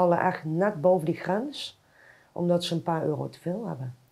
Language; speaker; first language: Dutch; native; Dutch